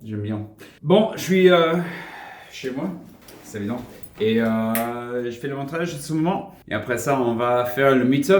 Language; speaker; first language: French; non-native, fluent; English